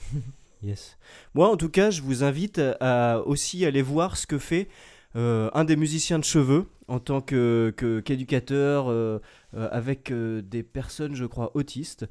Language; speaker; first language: French; native; French